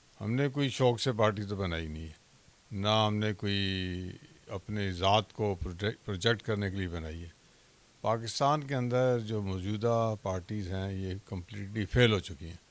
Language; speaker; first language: Urdu; non-native, local second language; Punjabi